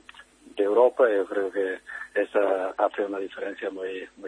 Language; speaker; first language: Spanish; non-native, fluent; Italian